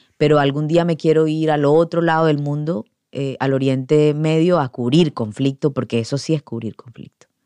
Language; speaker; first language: Spanish; native; Spanish